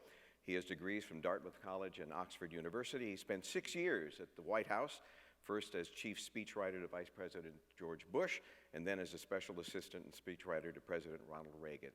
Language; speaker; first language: English; native; English